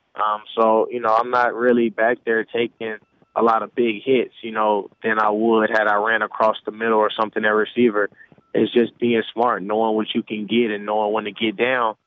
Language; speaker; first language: English; native; English